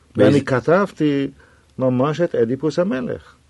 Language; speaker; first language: Hebrew; native; Hebrew